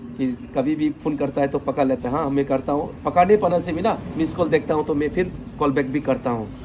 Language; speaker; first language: Hindi; non-native, local second language; Kok Borok